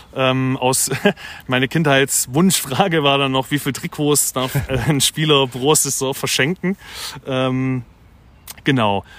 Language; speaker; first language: German; native; German